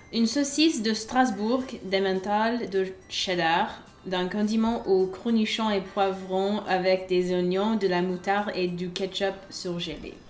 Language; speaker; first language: French; non-native, fluent; English